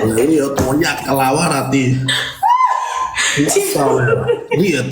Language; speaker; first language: Spanish; native; Spanish